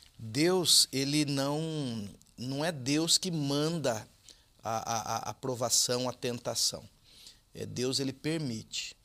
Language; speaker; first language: Portuguese; native; Portuguese